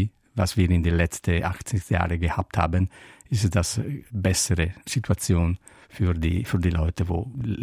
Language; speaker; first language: German; non-native, learner; Italian